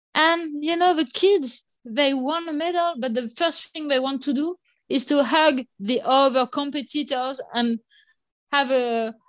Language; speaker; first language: English; non-native, fluent; French